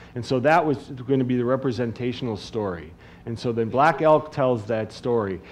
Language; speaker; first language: English; native; English